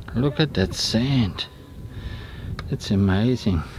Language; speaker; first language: English; non-native, learner; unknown